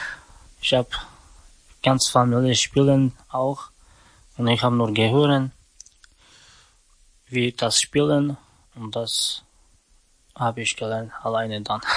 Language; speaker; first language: German; non-native, learner; Slovak